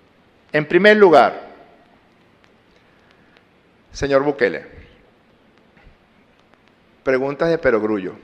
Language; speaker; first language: Spanish; native; Spanish